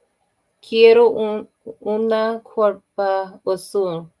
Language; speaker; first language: Spanish; non-native, learner; English